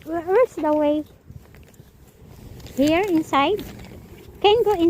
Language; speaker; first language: English; non-native, learner; Filipino